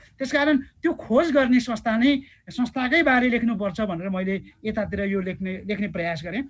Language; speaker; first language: Nepali; non-native, local second language; Eastern Tamang